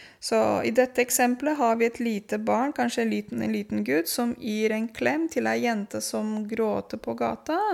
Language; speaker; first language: Norwegian; non-native, fluent; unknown